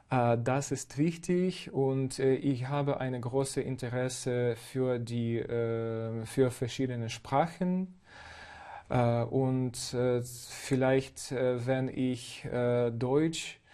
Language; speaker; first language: German; non-native, learner; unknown